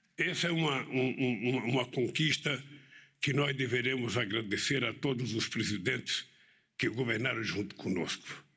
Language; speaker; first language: Portuguese; native; Portuguese